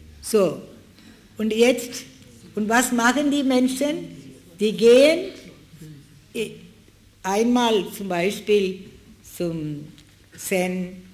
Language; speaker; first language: German; non-native, fluent; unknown